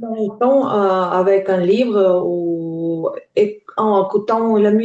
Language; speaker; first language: French; non-native, learner; Ukrainian